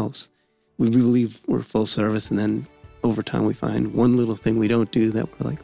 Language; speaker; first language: English; native; English